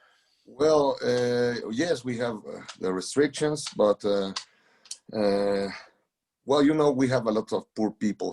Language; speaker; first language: English; non-native, learner; Spanish